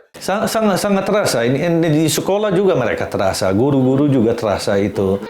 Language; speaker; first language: Indonesian; non-native, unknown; Dutch